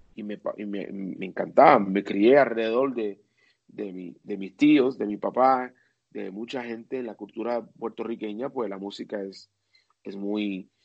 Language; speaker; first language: Spanish; early bilingual, heritage; Spanish